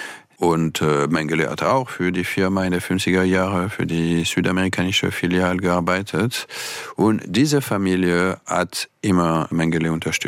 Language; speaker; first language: German; non-native, fluent; French